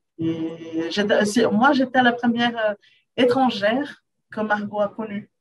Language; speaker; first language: French; non-native, fluent; Portuguese